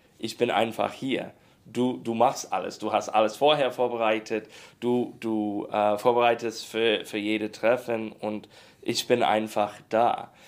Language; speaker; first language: German; non-native, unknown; English